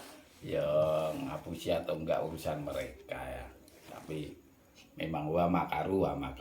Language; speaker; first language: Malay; non-native, local second language; Javanese